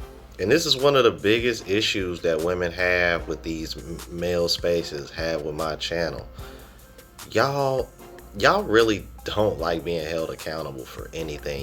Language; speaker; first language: English; native; English